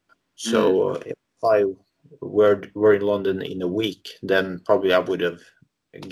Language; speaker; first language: English; non-native, fluent; Norwegian